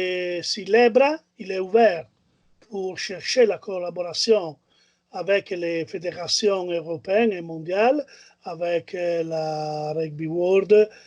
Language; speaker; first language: French; non-native, learner; Italian